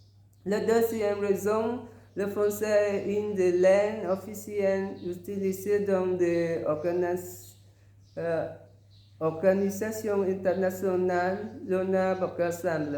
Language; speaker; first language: French; non-native, learner; Vietnamese